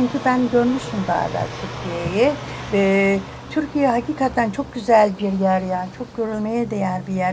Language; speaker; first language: Turkish; early bilingual, heritage; English